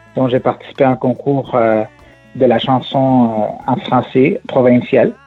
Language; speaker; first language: French; non-native, fluent; Spanish